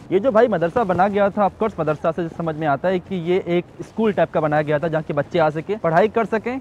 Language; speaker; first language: Hindi; native; Hindi